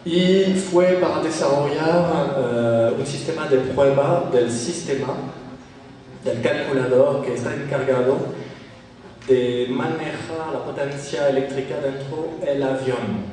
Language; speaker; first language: Spanish; non-native, fluent; French